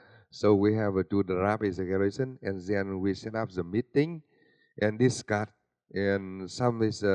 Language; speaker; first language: English; non-native, learner; Vietnamese